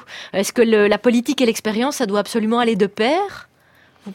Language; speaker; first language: French; native; French